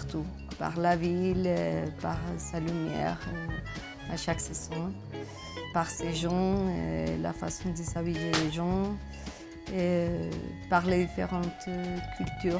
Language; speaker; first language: French; non-native, fluent; Spanish